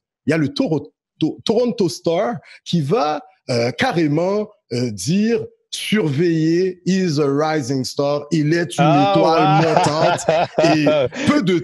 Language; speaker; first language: French; native; French